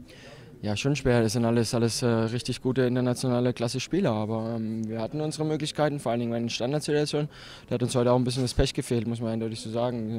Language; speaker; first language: German; native; German